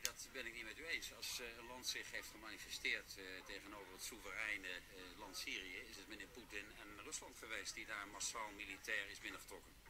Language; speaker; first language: Dutch; native; Dutch